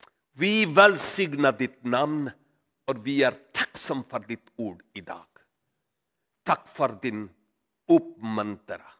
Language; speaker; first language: Swedish; non-native, learner; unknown